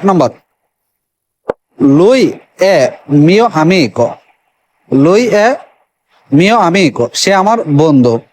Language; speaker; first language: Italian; non-native, learner; Bangla